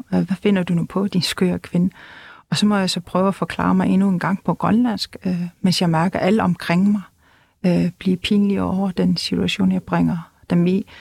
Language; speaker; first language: Danish; non-native, local second language; Kalaallisut